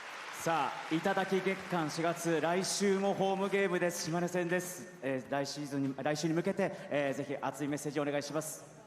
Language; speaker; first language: Japanese; native; Japanese